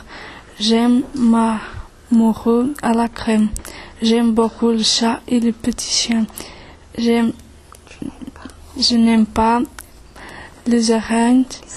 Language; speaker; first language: French; non-native, learner; Portuguese